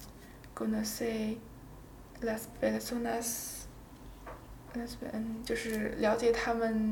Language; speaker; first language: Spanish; non-native, learner; Chinese